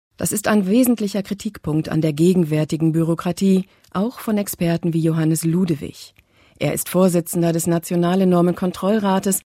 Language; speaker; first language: German; native; German